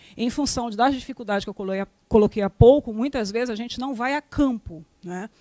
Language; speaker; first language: Portuguese; native; Portuguese